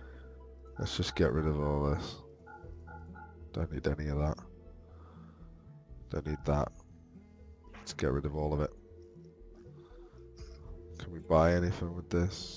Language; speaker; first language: English; native; English